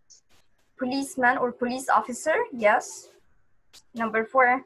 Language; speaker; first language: English; non-native, fluent; Arabic